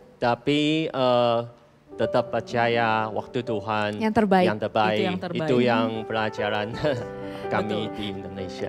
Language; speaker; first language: Indonesian; non-native, fluent; Chinese